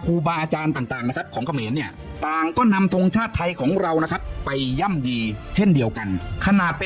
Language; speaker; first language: Thai; native; Thai